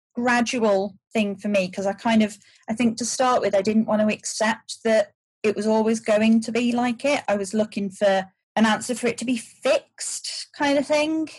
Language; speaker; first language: English; native; English